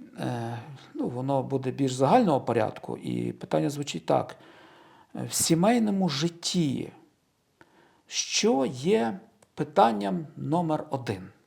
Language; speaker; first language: Ukrainian; native; Ukrainian